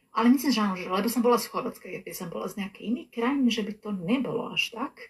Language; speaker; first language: Slovak; non-native, fluent; Croatian